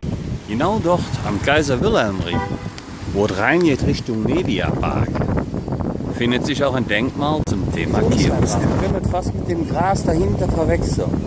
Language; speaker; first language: German; native; German